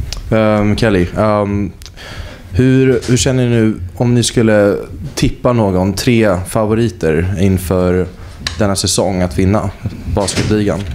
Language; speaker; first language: Swedish; native; Swedish